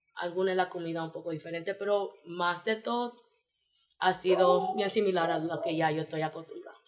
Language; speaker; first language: Spanish; early bilingual, heritage; Spanish